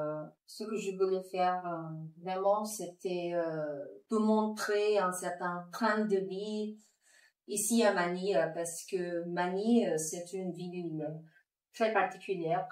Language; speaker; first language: French; non-native, fluent; Filipino